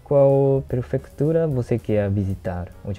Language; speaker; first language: Portuguese; non-native, learner; Japanese